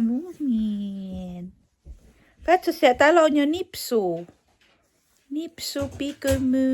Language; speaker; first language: Finnish; non-native, learner; Filipino